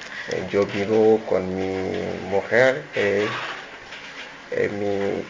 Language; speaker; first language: Spanish; non-native, learner; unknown